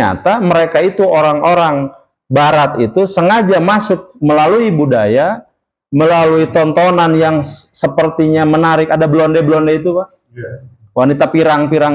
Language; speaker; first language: Indonesian; non-native, local second language; Sundanese